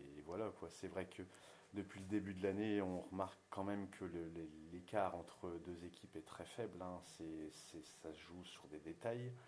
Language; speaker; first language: French; native; French